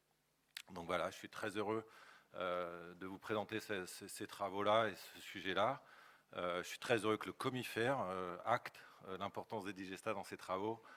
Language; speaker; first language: French; native; French